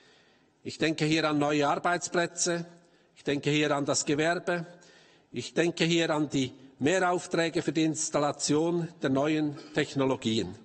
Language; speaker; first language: German; native; German